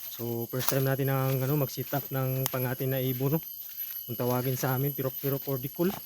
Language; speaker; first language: Filipino; non-native, local second language; Cebuano